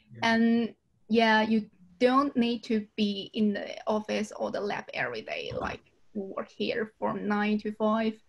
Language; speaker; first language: English; non-native, fluent; Chinese